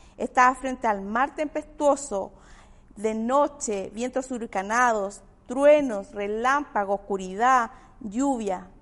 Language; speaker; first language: Spanish; native; Spanish